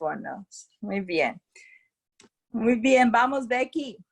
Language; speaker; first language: Spanish; non-native, fluent; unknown